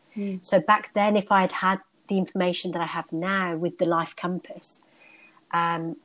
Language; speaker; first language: English; native; English